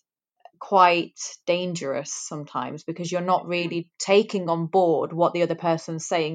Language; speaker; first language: English; native; English